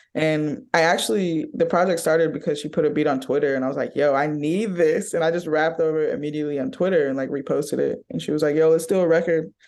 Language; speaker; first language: English; native; English